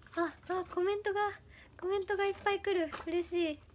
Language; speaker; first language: Japanese; native; Japanese